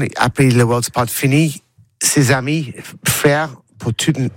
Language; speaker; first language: French; non-native, learner; English